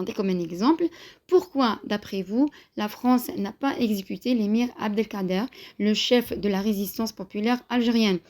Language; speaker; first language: French; non-native, local second language; Arabic